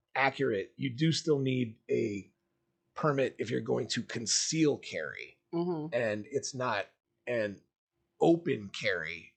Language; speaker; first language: English; native; English